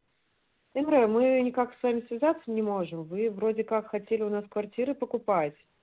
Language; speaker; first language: Russian; native; Russian